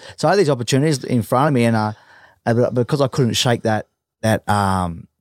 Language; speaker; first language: English; native; English